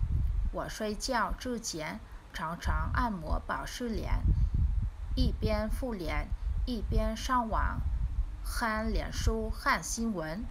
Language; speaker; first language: Chinese; non-native, learner; Vietnamese